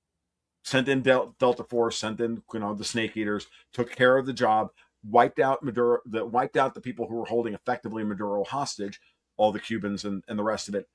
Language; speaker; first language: English; native; English